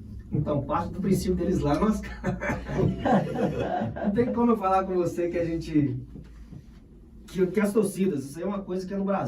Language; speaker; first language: Portuguese; native; Portuguese